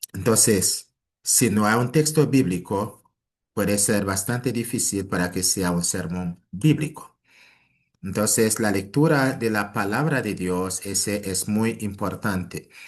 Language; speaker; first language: Spanish; non-native, fluent; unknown